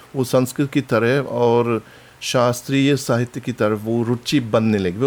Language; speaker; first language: Hindi; non-native, fluent; German